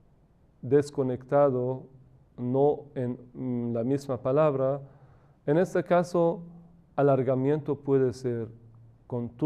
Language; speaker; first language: Spanish; non-native, fluent; Persian